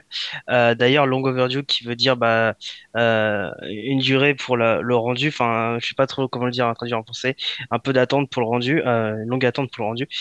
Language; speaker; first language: French; native; French